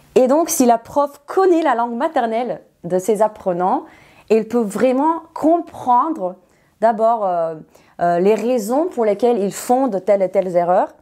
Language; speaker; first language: French; non-native, fluent; Serbian